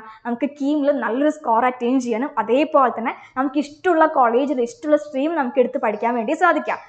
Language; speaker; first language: Malayalam; native; Malayalam